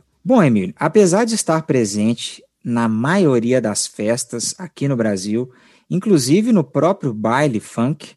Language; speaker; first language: Portuguese; native; Portuguese